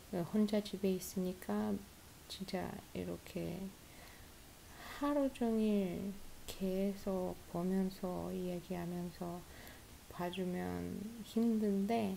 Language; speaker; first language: Korean; non-native, fluent; Russian